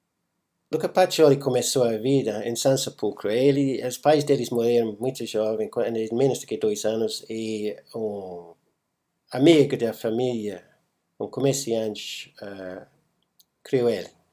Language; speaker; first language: Portuguese; non-native, fluent; English